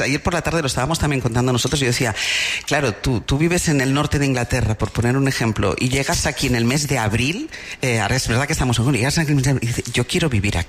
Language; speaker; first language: Spanish; native; Spanish